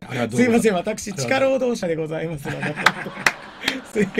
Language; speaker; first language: Japanese; native; Japanese